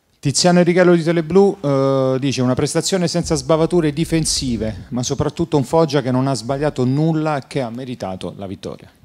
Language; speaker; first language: Italian; native; Italian